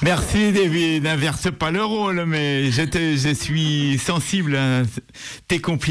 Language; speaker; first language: French; native; French